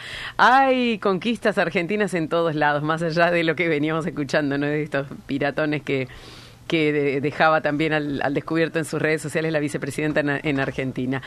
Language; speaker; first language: Spanish; native; Spanish